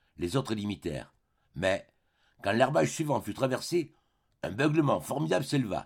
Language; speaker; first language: French; native; French